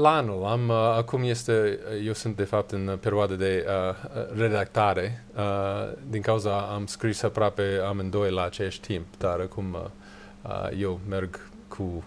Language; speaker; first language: Romanian; non-native, learner; English